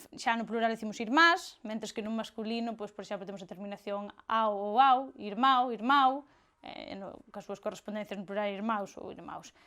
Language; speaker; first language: Galician; native; Galician